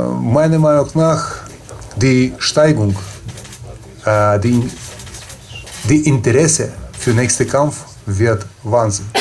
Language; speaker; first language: German; non-native, fluent; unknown